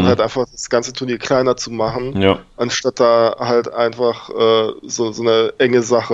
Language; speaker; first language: German; native; German